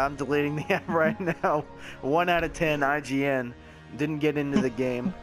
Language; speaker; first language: English; native; English